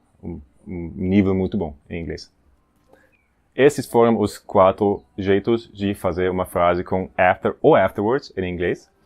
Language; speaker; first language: Portuguese; non-native, fluent; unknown